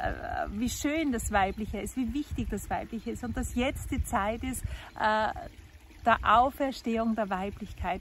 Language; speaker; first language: German; native; German